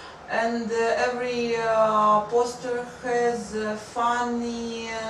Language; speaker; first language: English; non-native, learner; Russian